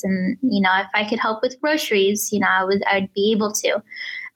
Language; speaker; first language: English; early bilingual, other home language; Spanish